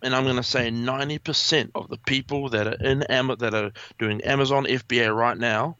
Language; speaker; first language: English; native; English